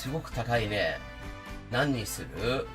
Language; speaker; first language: Japanese; non-native, fluent; English